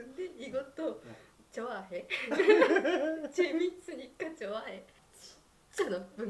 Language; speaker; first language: Korean; non-native, learner; Japanese